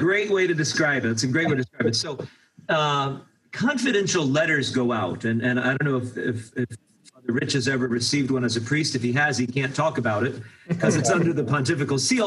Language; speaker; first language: English; native; English